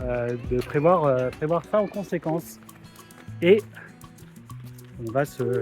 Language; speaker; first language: French; native; French